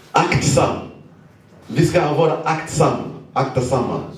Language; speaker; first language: Swedish; non-native, fluent; Lingala